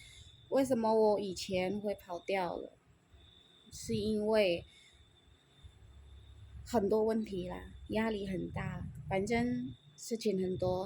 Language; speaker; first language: Chinese; non-native, fluent; Indonesian